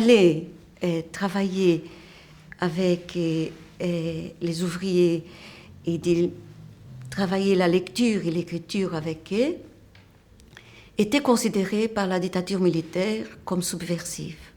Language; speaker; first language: French; non-native, fluent; Portuguese